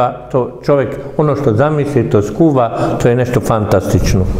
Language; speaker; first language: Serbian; non-native, local second language; Hungarian